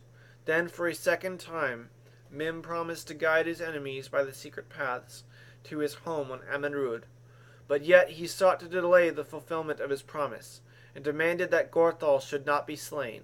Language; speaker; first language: English; native; English